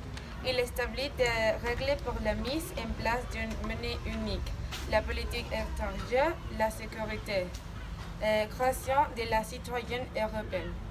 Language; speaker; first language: French; non-native, learner; Spanish